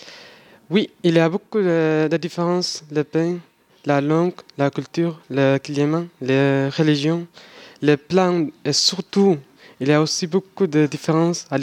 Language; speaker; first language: French; non-native, learner; Tigrinya